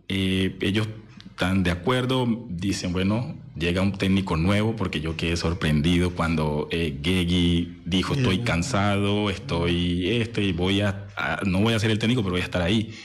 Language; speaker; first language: Spanish; native; Spanish